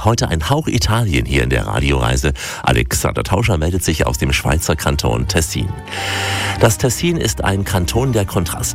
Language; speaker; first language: German; native; German